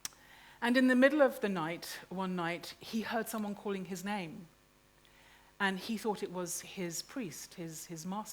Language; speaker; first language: English; native; English